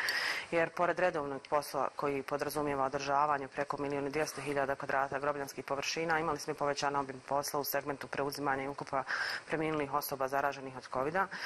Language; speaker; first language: Croatian; native; Croatian